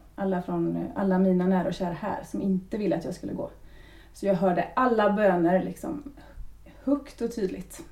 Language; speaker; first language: Swedish; native; Swedish